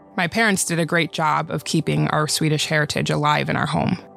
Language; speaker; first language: English; early bilingual, other home language; Swedish